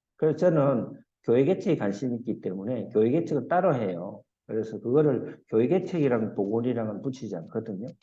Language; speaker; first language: Korean; native; Korean